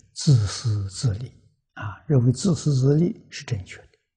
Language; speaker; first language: Chinese; native; Chinese